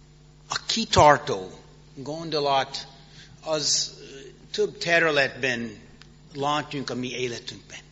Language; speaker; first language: Hungarian; non-native, fluent; English